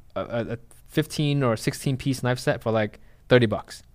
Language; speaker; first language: English; native; English